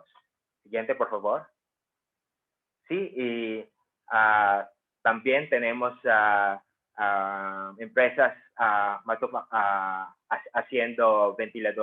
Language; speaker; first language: Spanish; non-native, fluent; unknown